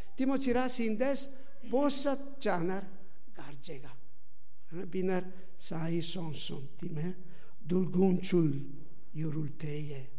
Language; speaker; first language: Mongolian; non-native, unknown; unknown